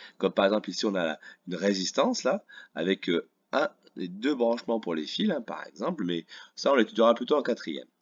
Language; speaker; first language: French; native; French